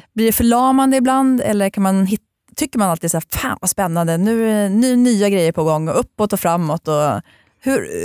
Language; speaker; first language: Swedish; native; Swedish